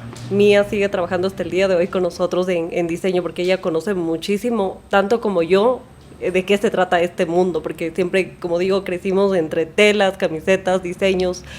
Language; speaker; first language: Spanish; native; Spanish